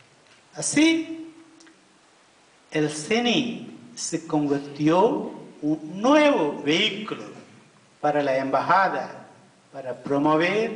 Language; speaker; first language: Spanish; non-native, fluent; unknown